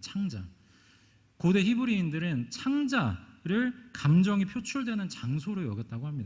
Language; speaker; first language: Korean; native; Korean